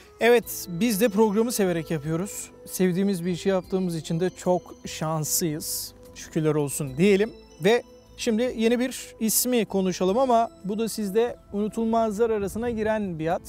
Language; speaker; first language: Turkish; native; Turkish